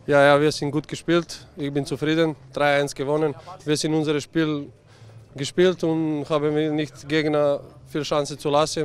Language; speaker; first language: German; non-native, learner; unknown